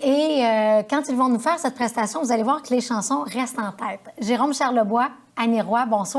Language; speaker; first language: French; native; French